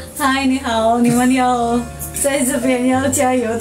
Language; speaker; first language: Chinese; non-native, fluent; Indonesian